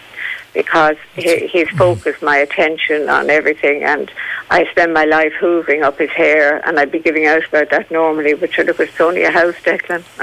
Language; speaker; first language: English; native; English